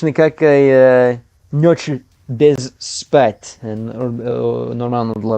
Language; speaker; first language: Russian; non-native, learner; English